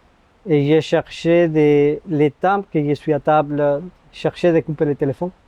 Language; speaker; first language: French; non-native, fluent; Spanish